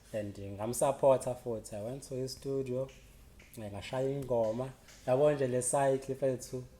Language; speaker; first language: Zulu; native; Zulu